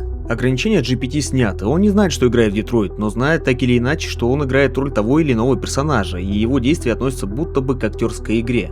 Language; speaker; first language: Russian; native; Russian